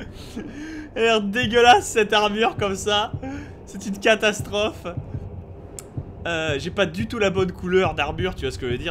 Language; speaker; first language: French; native; French